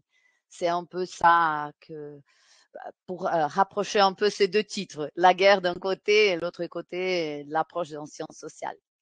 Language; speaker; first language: French; non-native, fluent; Portuguese